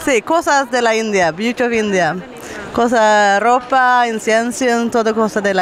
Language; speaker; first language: Spanish; non-native, learner; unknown